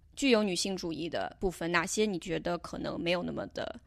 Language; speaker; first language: Chinese; native; Chinese